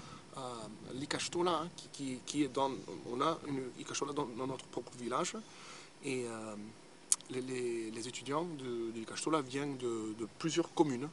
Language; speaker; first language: French; early bilingual, heritage; English